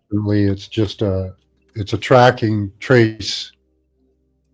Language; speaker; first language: English; native; English